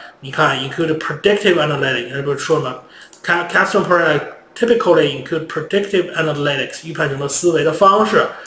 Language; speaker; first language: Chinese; native; Chinese